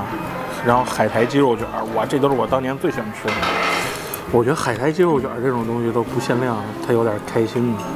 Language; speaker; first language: Chinese; native; Chinese